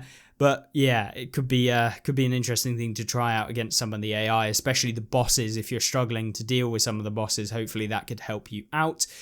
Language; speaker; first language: English; native; English